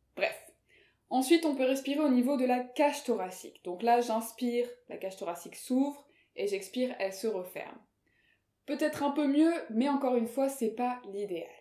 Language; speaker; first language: French; native; French